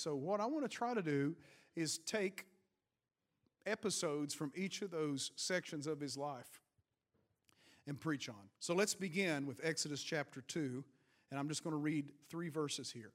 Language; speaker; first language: English; native; English